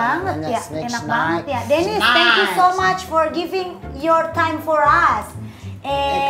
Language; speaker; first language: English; non-native, learner; Indonesian